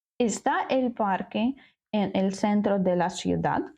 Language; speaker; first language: Spanish; non-native, learner; Ukrainian